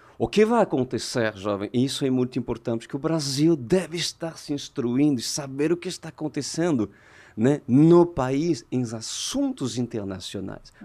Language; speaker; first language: Portuguese; native; Portuguese